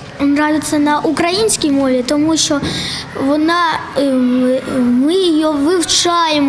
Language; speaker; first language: Ukrainian; non-native, local second language; Russian